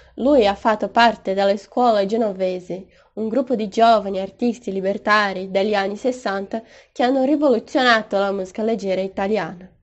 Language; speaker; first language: Italian; non-native, learner; Portuguese